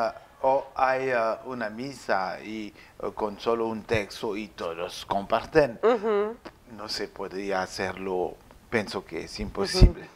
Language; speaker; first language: Spanish; non-native, learner; French